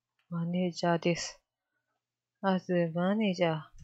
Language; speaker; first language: English; non-native, learner; Japanese